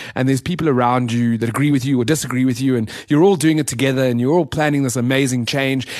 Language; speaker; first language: English; native; English